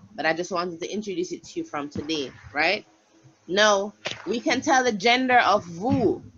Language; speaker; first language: English; native; English